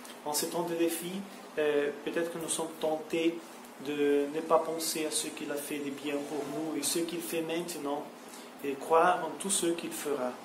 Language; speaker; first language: French; non-native, fluent; Portuguese